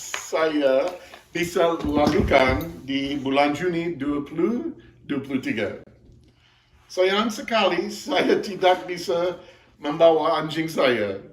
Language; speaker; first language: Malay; non-native, learner; English